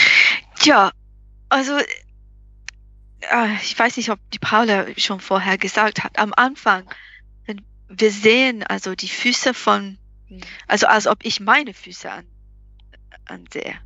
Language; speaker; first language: German; non-native, fluent; English